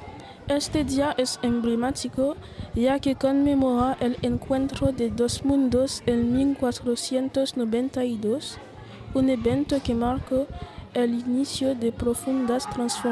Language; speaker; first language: Spanish; non-native, learner; French